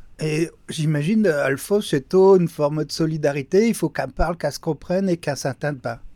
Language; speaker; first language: French; native; French